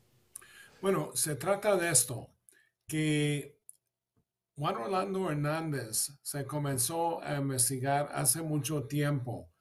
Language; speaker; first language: Spanish; early bilingual, heritage; English